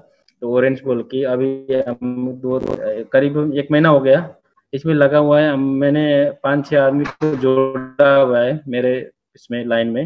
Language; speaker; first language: Hindi; non-native, learner; Nepali